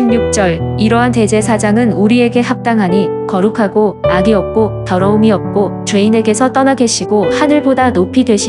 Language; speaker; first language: Korean; native; Korean